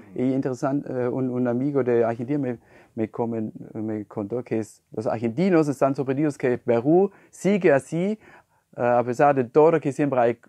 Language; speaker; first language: Spanish; non-native, fluent; German